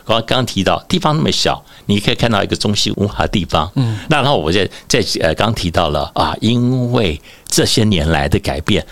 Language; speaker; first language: Chinese; native; Chinese